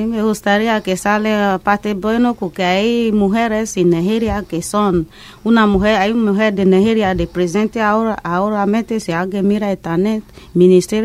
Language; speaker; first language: Spanish; non-native, learner; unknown